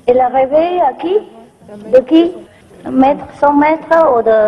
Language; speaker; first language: French; non-native, fluent; Vietnamese